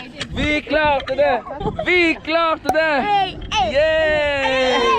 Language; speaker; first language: Norwegian; non-native, learner; Filipino